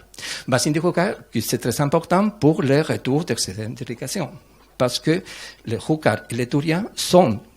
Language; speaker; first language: French; non-native, learner; Spanish